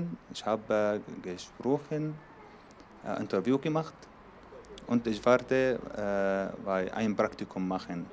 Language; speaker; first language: German; non-native, learner; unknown